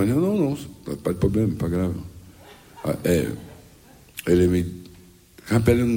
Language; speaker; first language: French; non-native, learner; Portuguese